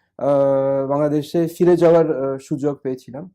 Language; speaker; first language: Bangla; non-native, fluent; French